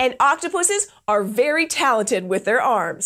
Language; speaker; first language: English; native; English